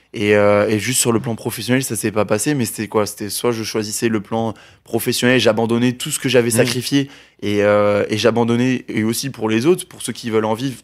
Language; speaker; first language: French; native; French